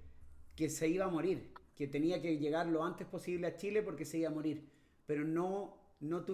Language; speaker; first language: Spanish; native; Spanish